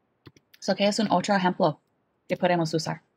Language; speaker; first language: Spanish; non-native, fluent; English